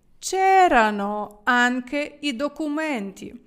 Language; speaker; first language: Italian; non-native, fluent; Ukrainian